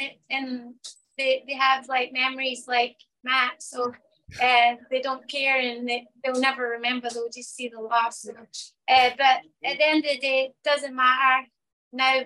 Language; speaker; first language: English; native; English